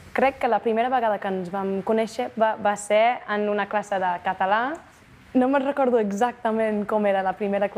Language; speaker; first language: Catalan; non-native, fluent; English